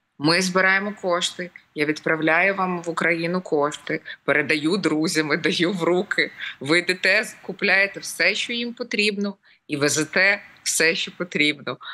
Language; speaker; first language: Ukrainian; native; Ukrainian